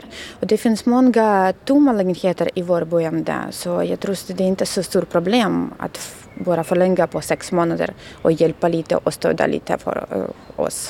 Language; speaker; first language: Swedish; non-native, learner; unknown